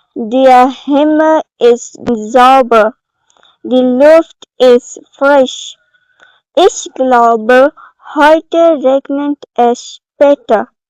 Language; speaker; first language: German; non-native, learner; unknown